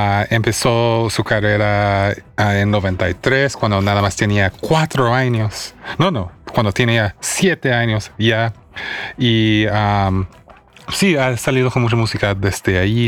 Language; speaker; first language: Spanish; non-native, fluent; English